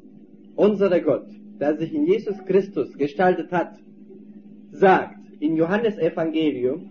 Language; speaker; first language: German; non-native, fluent; Turkish